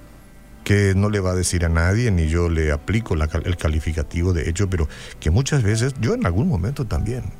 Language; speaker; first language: Spanish; native; Spanish